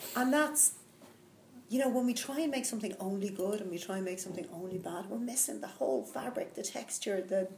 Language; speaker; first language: English; native; English